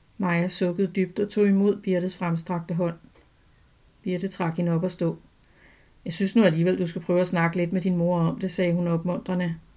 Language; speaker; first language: Danish; native; Danish